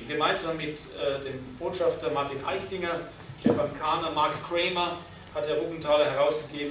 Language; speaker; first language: German; native; German